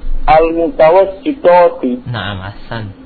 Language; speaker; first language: Arabic; non-native, fluent; Indonesian